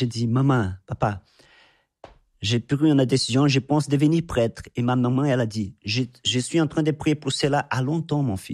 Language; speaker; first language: French; non-native, fluent; Portuguese